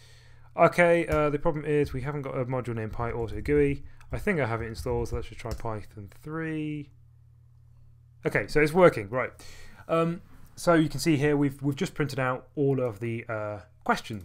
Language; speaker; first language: English; native; English